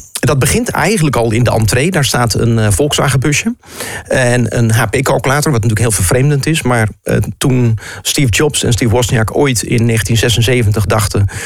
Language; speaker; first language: Dutch; native; Dutch